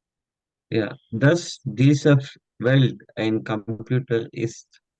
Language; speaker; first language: German; non-native, learner; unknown